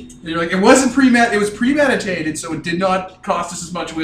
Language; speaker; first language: English; native; English